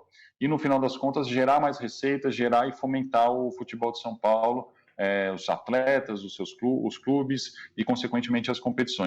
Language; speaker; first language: Portuguese; native; Portuguese